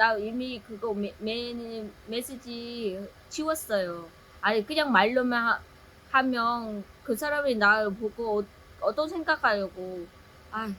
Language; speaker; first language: Korean; non-native, learner; Vietnamese